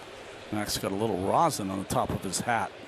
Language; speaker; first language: English; native; English